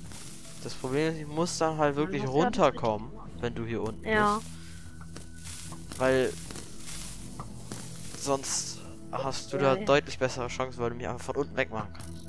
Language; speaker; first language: German; native; German